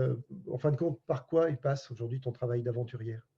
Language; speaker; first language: French; native; French